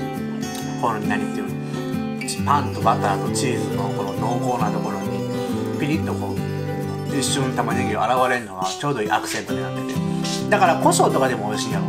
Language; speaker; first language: Japanese; native; Japanese